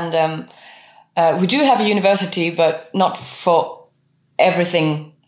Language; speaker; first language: English; non-native, fluent; French